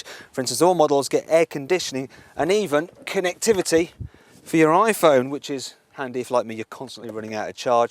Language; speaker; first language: English; native; English